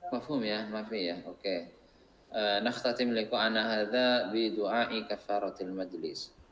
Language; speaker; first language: Arabic; non-native, fluent; Indonesian